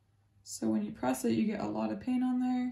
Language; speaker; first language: English; native; English